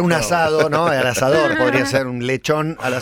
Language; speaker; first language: Spanish; native; Spanish